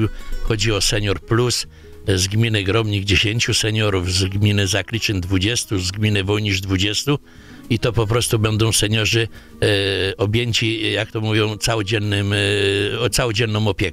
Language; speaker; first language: Polish; native; Polish